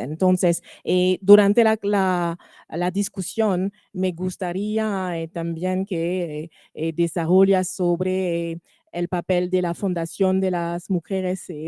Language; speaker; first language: Spanish; non-native, learner; French